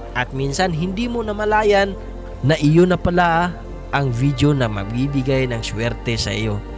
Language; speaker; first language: Filipino; non-native, local second language; Cebuano